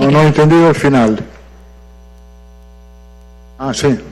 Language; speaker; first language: Portuguese; non-native, fluent; Italian